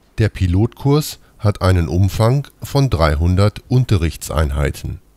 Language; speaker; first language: German; native; German